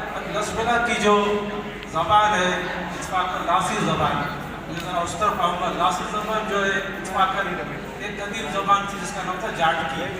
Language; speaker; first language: Urdu; non-native, local second language; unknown